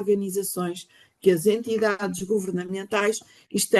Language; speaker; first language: Portuguese; native; Portuguese